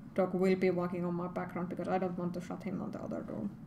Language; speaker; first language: English; non-native, fluent; Finnish